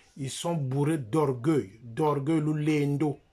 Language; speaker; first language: French; non-native, local second language; Lingala